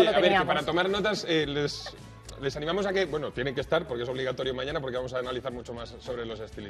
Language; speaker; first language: Spanish; native; Spanish